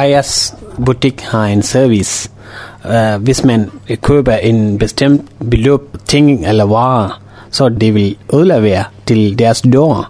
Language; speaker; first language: Danish; non-native, learner; Tamil